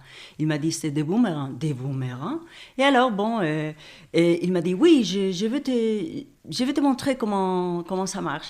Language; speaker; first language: French; non-native, fluent; Spanish